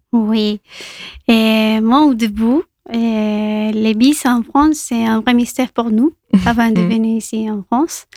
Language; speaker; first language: French; non-native, fluent; Spanish